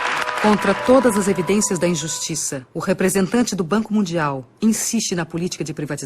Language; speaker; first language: Portuguese; native; Portuguese